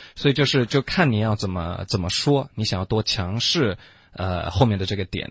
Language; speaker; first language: Chinese; non-native, fluent; English